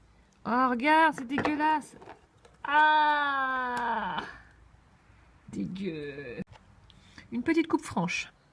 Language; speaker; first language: French; native; French